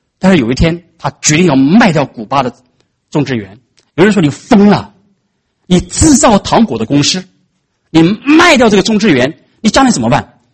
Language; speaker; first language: Chinese; native; Chinese